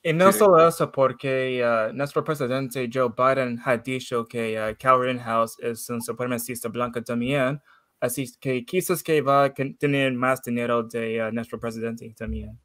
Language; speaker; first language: Spanish; non-native, learner; English